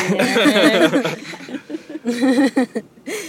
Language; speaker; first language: Spanish; non-native, fluent; English